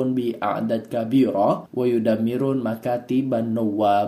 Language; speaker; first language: Arabic; non-native, fluent; Indonesian